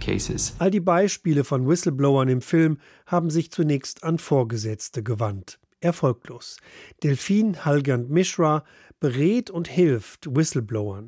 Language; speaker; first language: German; native; German